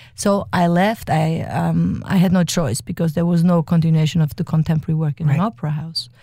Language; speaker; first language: English; early bilingual, other home language; German